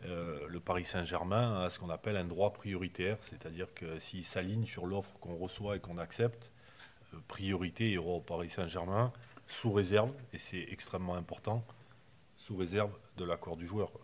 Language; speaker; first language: French; native; French